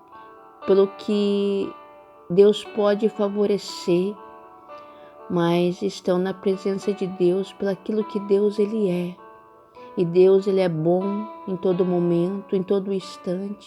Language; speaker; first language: Portuguese; native; Portuguese